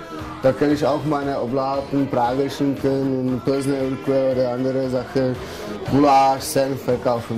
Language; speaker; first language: German; non-native, learner; Czech